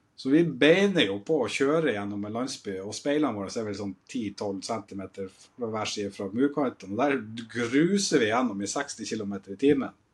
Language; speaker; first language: Norwegian; native; Norwegian